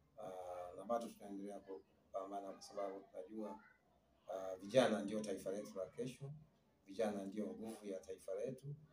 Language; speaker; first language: Swahili; non-native, local second language; Sukuma